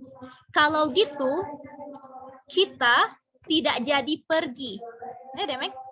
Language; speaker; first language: Indonesian; non-native, fluent; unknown